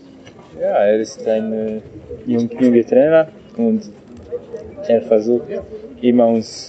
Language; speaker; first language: German; non-native, learner; Croatian